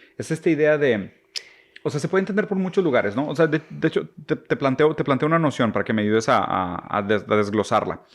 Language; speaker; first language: Spanish; native; Spanish